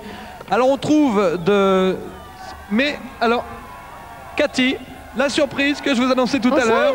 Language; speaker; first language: French; native; French